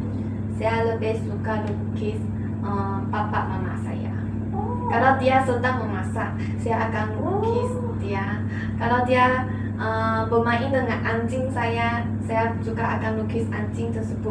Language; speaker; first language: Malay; non-native, local second language; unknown